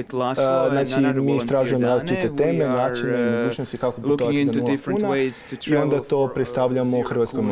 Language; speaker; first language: Croatian; native; Croatian